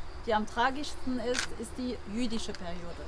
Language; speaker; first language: German; native; German